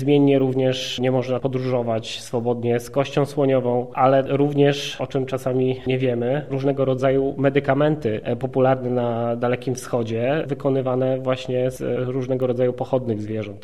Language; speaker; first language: Polish; native; Polish